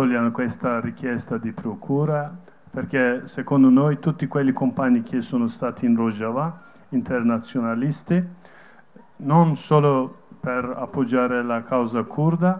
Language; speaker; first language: Italian; non-native, learner; Kurdish